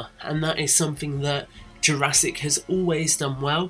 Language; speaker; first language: English; non-native, fluent; German